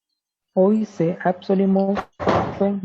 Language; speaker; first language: French; non-native, learner; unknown